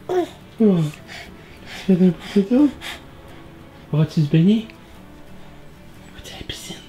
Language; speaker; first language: French; native; French